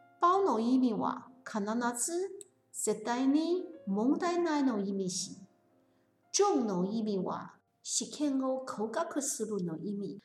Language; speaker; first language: Japanese; non-native, learner; Chinese